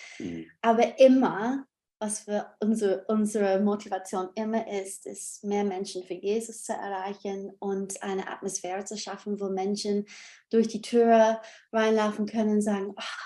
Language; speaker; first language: German; non-native, fluent; English